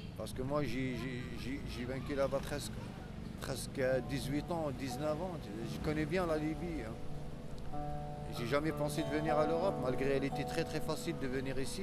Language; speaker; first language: French; non-native, local second language; Arabic